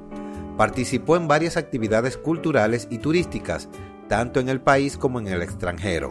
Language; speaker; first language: Spanish; native; Spanish